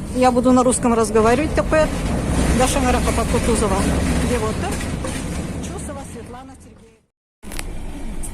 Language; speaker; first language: Russian; non-native, local second language; Kazakh